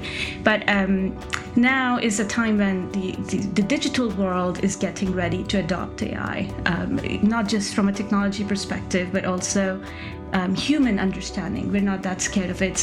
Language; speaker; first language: English; non-native, local second language; Hindi